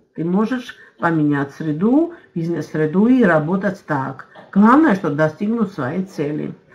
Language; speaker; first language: Russian; non-native, local second language; Azerbaijani